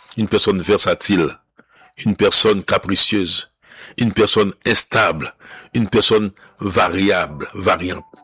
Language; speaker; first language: French; non-native, local second language; Haitian Creole